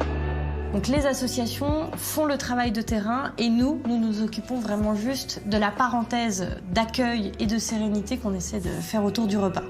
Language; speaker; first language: French; native; French